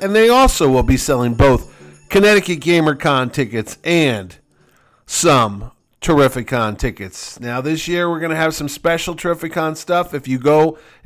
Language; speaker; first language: English; native; English